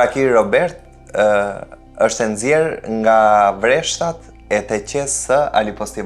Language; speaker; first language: Albanian; native; Albanian